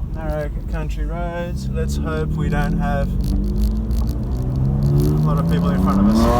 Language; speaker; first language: English; native; English